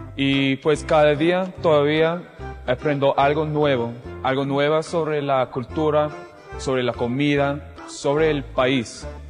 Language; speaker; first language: Spanish; non-native, fluent; English